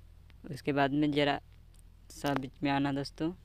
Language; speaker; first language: Hindi; native; Hindi